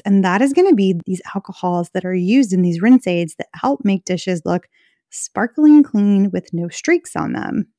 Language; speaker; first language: English; native; English